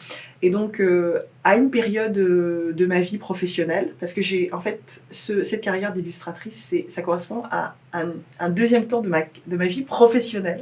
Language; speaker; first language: French; native; French